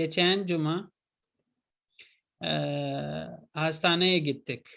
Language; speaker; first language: Turkish; non-native, fluent; Urdu